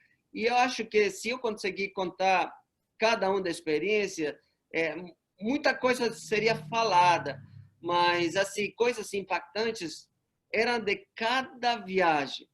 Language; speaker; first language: Portuguese; non-native, fluent; Spanish